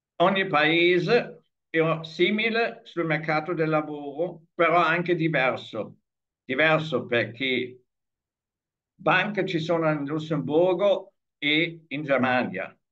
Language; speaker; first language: Italian; non-native, fluent; German